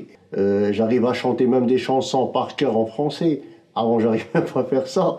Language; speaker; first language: French; non-native, fluent; Arabic